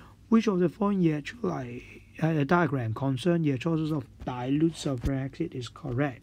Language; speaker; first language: English; non-native, local second language; Cantonese